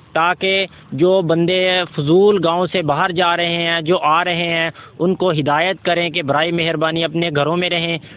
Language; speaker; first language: Urdu; non-native, local second language; Punjabi